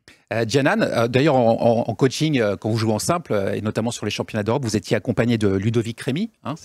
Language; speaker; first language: French; native; French